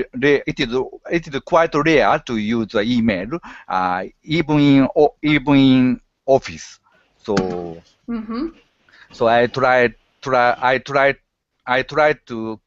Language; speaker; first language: English; non-native, learner; Japanese